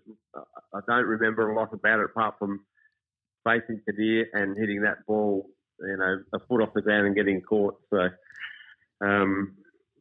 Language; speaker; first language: English; native; English